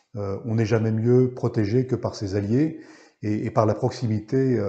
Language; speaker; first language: French; native; French